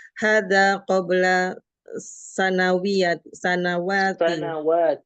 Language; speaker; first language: Arabic; non-native, learner; Indonesian